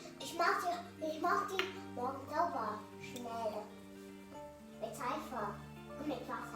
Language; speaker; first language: German; early bilingual, other home language; Thai